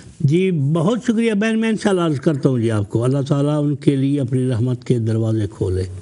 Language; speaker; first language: Urdu; non-native, local second language; Punjabi